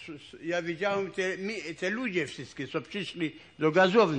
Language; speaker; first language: Polish; non-native, local second language; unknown